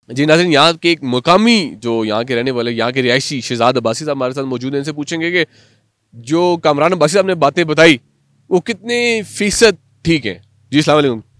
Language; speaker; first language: Urdu; non-native, local second language; Punjabi